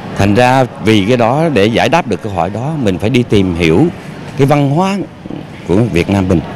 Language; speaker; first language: Vietnamese; native; Vietnamese